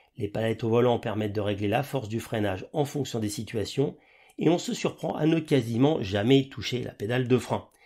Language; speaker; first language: French; native; French